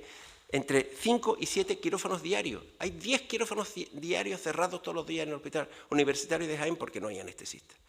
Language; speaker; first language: Spanish; native; Spanish